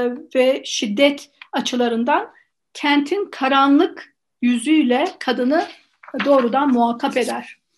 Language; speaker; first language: Turkish; native; Turkish